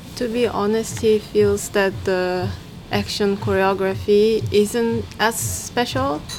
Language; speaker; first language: English; non-native, fluent; Korean